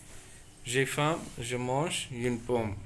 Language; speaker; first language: French; non-native, fluent; Tamil